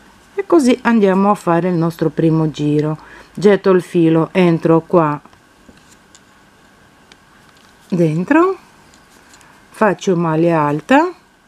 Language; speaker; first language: Italian; non-native, fluent; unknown